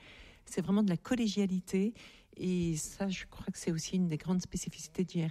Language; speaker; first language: French; native; French